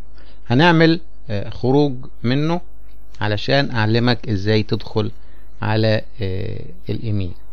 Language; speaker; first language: Arabic; native; Arabic